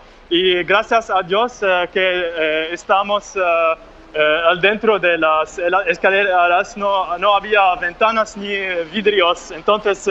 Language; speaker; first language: Spanish; non-native, fluent; Arabic